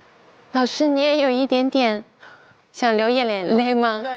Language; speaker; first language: Chinese; native; Chinese